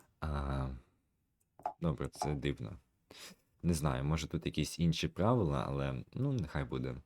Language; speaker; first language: Ukrainian; native; Ukrainian